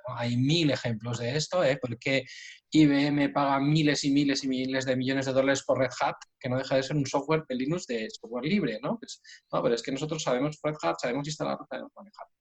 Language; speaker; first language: Spanish; native; Spanish